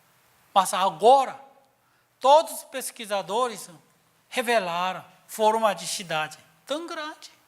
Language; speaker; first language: Portuguese; non-native, learner; Korean